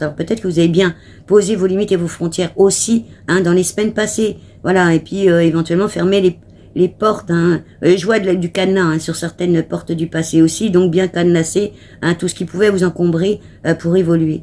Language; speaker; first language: French; native; French